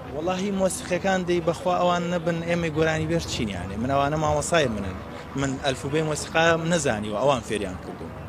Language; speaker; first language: Central Kurdish; non-native, local second language; Gurani